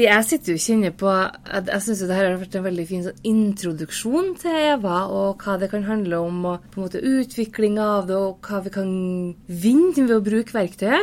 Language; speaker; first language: Norwegian; native; Norwegian